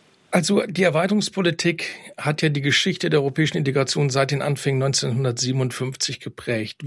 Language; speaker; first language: German; native; German